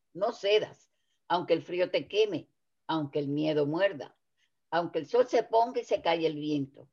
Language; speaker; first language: Spanish; native; Spanish